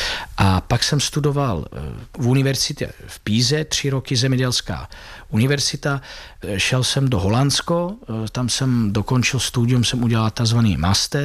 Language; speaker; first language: Czech; early bilingual, heritage; Italian